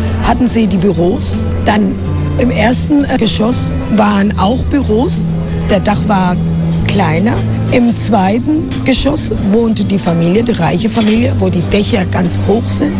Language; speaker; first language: German; non-native, fluent; Spanish